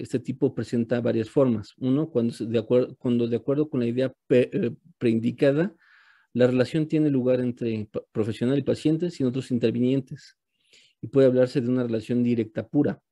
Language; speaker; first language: Spanish; native; Spanish